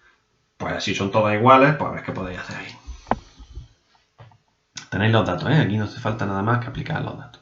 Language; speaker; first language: Spanish; native; Spanish